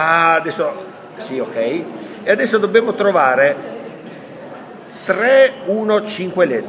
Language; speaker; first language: Italian; native; Italian